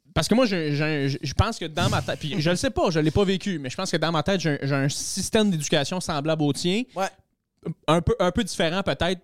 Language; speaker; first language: French; native; French